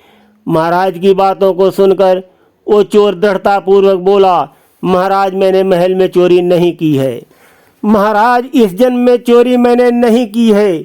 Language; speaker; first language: Hindi; native; Hindi